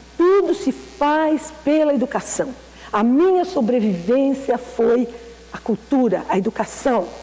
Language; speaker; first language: Portuguese; native; Portuguese